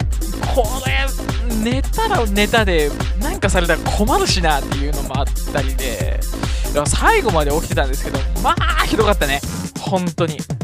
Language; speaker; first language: Japanese; native; Japanese